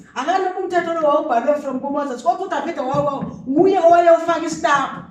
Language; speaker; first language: Zulu; non-native, local second language; Xhosa